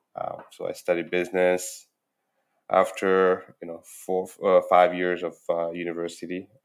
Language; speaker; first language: English; non-native, fluent; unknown